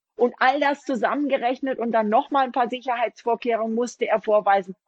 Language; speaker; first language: German; native; German